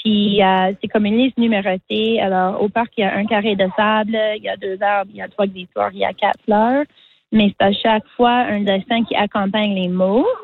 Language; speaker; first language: French; non-native, local second language; English